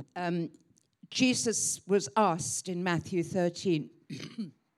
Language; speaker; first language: English; native; English